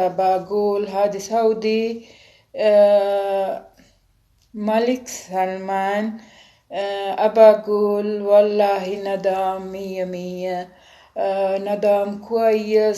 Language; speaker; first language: Arabic; non-native, learner; Sinhala